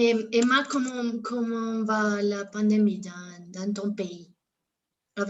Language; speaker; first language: French; non-native, learner; Spanish